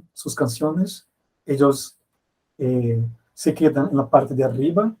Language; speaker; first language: Spanish; non-native, fluent; Portuguese